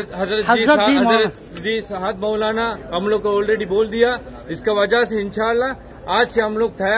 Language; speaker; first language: Hindi; non-native, learner; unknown